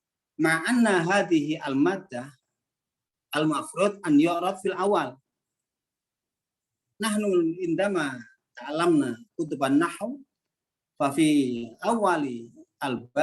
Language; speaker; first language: Arabic; non-native, fluent; Indonesian